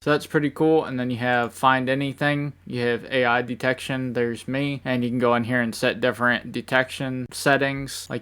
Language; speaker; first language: English; native; English